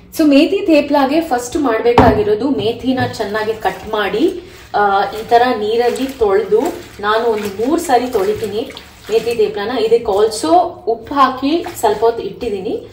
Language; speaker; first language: Kannada; native; Kannada